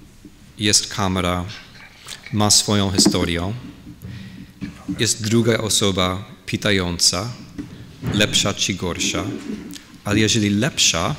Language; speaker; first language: Polish; non-native, fluent; English